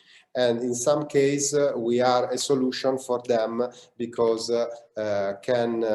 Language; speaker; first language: English; non-native, learner; Italian